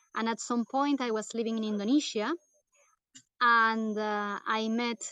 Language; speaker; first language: English; non-native, fluent; Portuguese